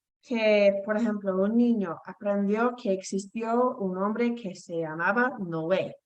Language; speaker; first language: Spanish; non-native, fluent; English